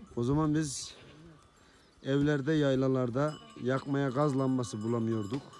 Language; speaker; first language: Turkish; native; Turkish